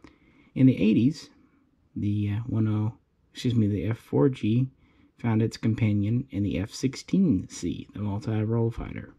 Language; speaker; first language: English; native; English